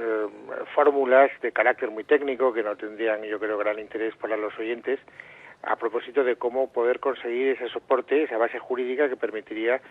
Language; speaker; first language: Spanish; native; Spanish